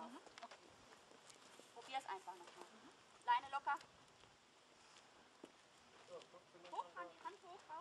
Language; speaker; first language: German; native; German